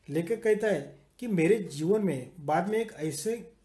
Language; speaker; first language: Hindi; non-native, local second language; Marathi